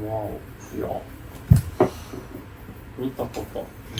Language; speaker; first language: Japanese; non-native, learner; Lithuanian